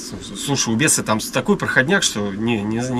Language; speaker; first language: Russian; native; Russian